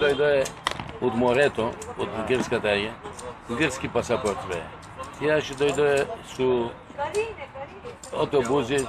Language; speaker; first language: Bulgarian; early bilingual, heritage; Bulgarian